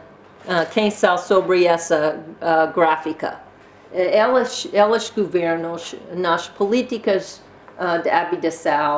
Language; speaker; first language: Portuguese; non-native, learner; English